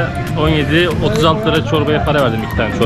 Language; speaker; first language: Turkish; native; Turkish